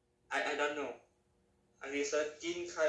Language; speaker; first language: English; non-native, learner; Thai